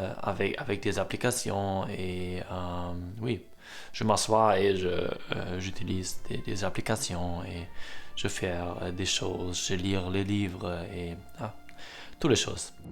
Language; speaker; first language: French; non-native, learner; German